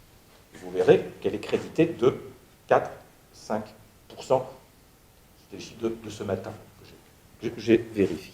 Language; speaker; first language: French; native; French